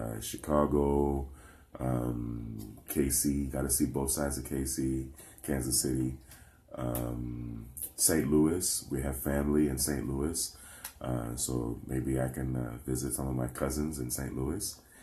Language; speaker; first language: English; native; English